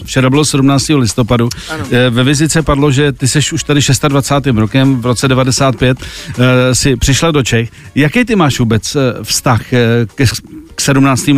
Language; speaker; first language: Czech; native; Czech